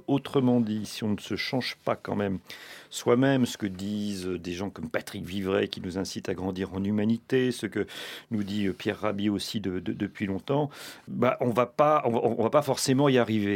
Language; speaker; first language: French; native; French